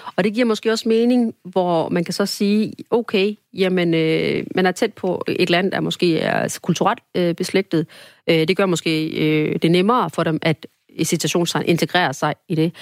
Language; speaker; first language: Danish; early bilingual, other home language; Tamil